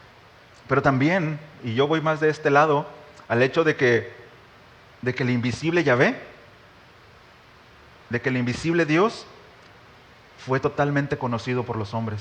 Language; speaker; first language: Spanish; native; Spanish